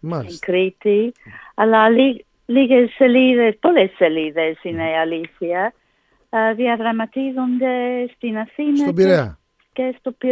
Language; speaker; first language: Greek; non-native, learner; English